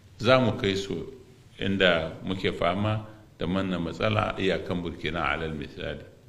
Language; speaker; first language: Hausa; non-native, local second language; Arabic